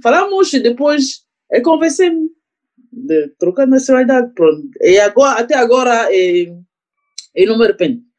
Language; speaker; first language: Portuguese; non-native, learner; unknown